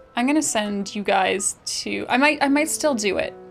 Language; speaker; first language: English; native; English